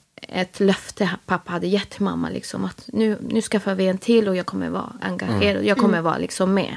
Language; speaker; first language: Swedish; early bilingual, other home language; Spanish